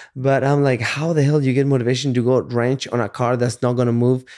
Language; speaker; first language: English; non-native, fluent; Spanish